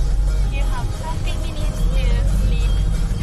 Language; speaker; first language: English; non-native, learner; Japanese